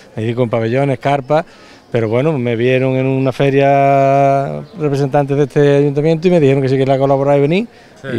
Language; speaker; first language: Spanish; native; Spanish